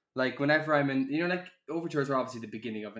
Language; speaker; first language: English; native; English